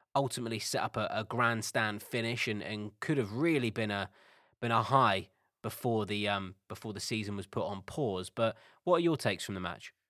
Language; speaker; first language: English; native; English